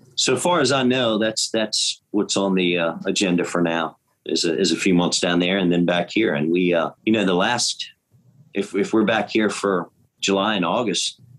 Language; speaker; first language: English; native; English